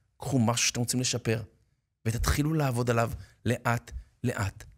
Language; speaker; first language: Hebrew; native; Hebrew